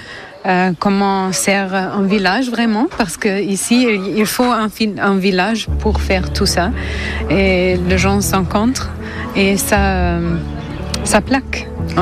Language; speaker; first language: French; non-native, fluent; German